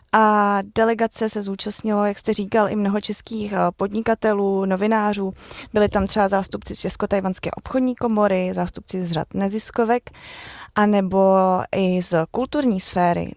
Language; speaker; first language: Czech; native; Czech